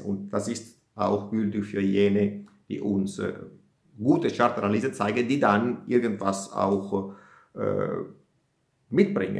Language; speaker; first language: German; non-native, fluent; Italian